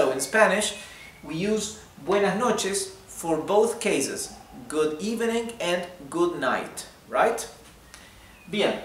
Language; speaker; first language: English; non-native, fluent; Spanish